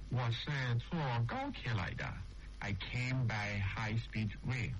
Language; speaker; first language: English; non-native, learner; Chinese